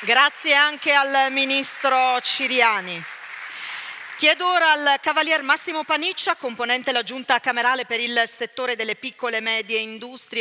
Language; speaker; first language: Italian; native; Italian